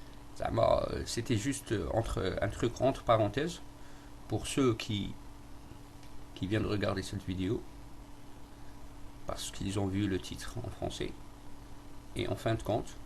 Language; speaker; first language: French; non-native, local second language; Arabic